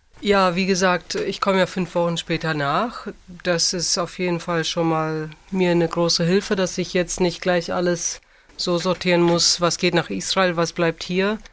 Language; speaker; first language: German; early bilingual, other home language; Russian